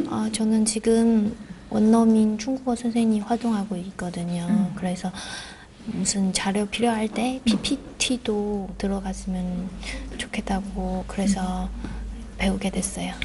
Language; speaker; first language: Korean; non-native, fluent; Chinese